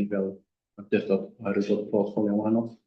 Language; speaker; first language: Welsh; native; Welsh